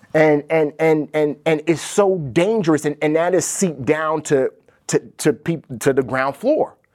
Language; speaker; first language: English; native; English